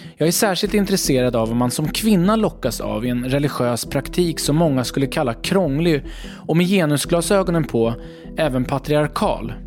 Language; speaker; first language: Swedish; native; Swedish